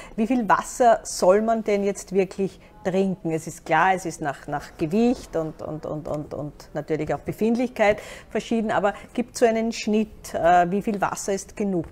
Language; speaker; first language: German; native; German